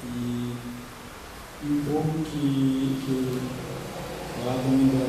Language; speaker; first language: Portuguese; non-native, local second language; Guarani